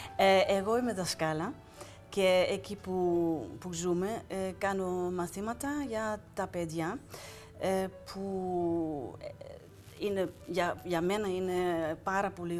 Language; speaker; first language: Greek; non-native, fluent; Dutch